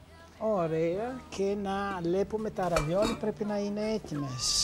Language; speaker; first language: Greek; non-native, learner; Italian